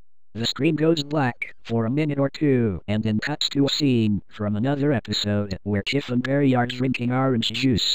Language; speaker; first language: English; native; English